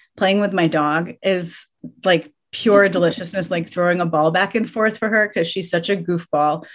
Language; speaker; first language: English; early bilingual, other home language; Persian